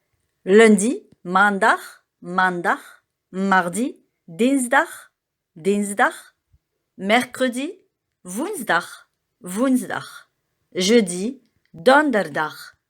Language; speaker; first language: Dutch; non-native, learner; French